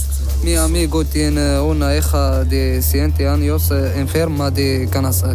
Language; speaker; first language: Spanish; non-native, learner; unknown